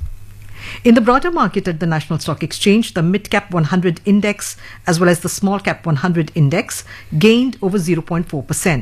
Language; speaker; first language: English; non-native, local second language; Hindi